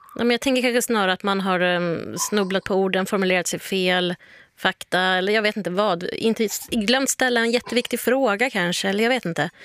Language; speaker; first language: Swedish; native; Swedish